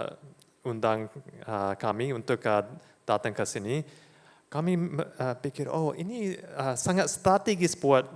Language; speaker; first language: Indonesian; non-native, fluent; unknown